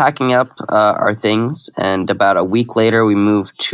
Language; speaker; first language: English; early bilingual, other home language; Arabic